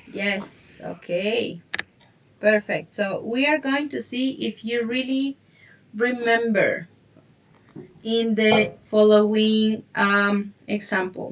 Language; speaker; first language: English; non-native, fluent; Spanish